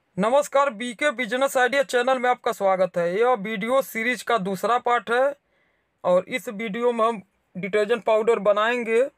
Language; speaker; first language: Hindi; native; Hindi